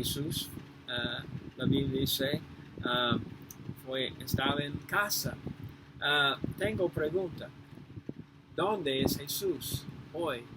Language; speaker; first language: Spanish; non-native, fluent; English